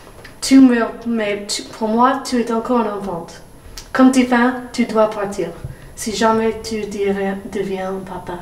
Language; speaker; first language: French; non-native, learner; English